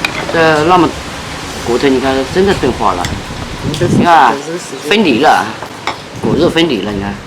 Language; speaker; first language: Chinese; native; Chinese